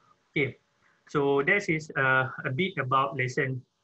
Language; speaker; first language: English; non-native, local second language; Malay